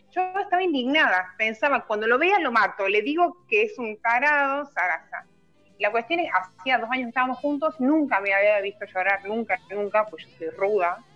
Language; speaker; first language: Spanish; native; Spanish